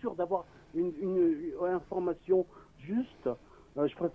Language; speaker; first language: French; native; French